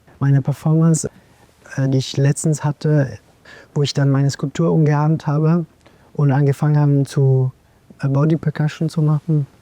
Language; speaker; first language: German; non-native, fluent; Italian